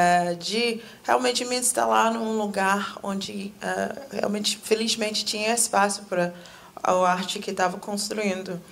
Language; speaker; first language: Portuguese; non-native, fluent; English